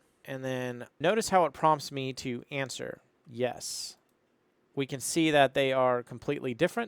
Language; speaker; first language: English; native; English